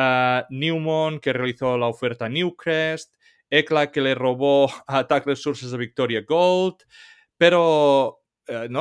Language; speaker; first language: Spanish; native; Spanish